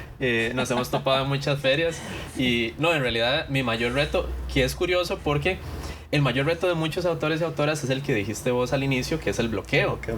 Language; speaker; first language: Spanish; native; Spanish